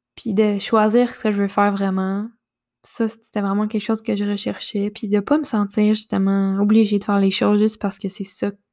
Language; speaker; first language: French; native; French